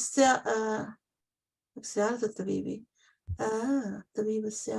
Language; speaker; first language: Arabic; non-native, learner; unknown